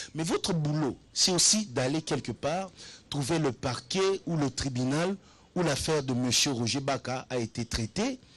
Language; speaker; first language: French; non-native, local second language; Lingala